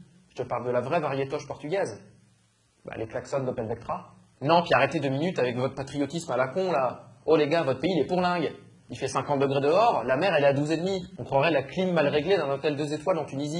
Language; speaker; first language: French; native; French